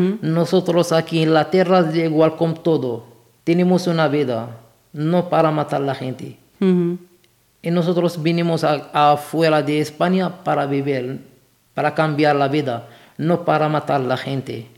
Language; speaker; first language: Spanish; non-native, learner; Arabic